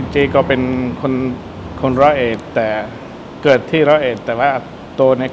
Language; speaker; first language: Thai; non-native, fluent; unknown